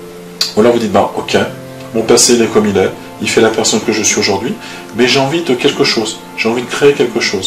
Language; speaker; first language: French; native; French